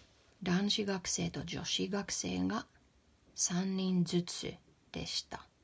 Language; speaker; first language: Japanese; non-native, fluent; Finnish